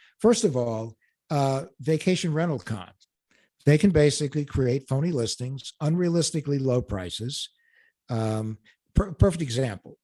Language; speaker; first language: English; native; English